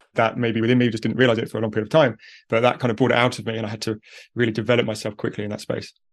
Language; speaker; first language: English; native; English